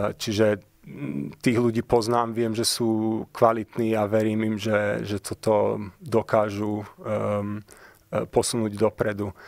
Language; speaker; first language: Slovak; early bilingual, heritage; Slovak